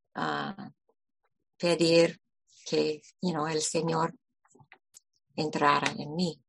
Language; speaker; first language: Spanish; non-native, fluent; English